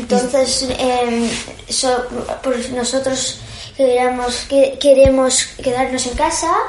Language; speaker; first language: Spanish; early bilingual, heritage; Spanish